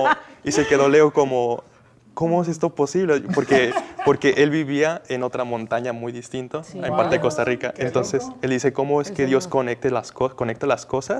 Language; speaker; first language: Spanish; native; Spanish